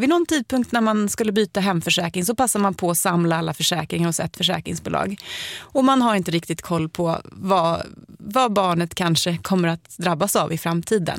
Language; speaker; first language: Swedish; native; Swedish